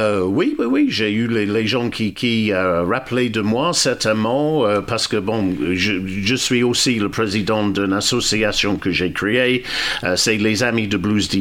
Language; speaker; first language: French; non-native, fluent; English